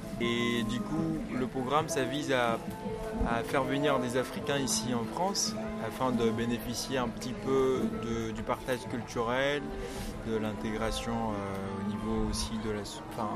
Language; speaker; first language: French; non-native, local second language; Ewe